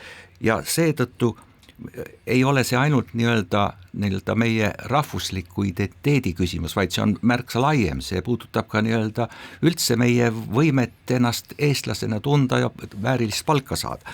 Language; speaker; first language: Estonian; native; Estonian